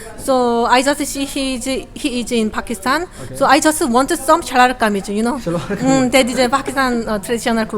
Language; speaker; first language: English; non-native, learner; Korean